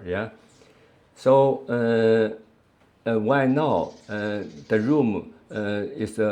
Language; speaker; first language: English; non-native, learner; Chinese